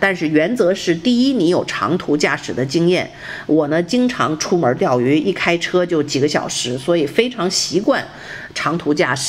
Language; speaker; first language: Chinese; native; Chinese